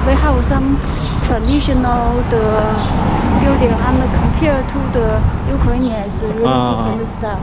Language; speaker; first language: English; non-native, learner; Chinese